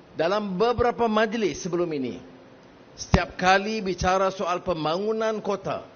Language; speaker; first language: Malay; native; Malay